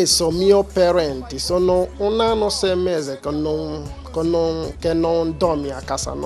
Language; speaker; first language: Italian; non-native, learner; Igbo